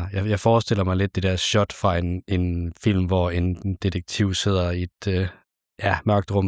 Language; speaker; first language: Danish; native; Danish